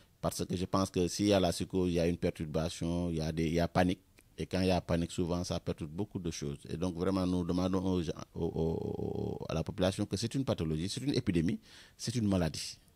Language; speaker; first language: French; non-native, local second language; Wolof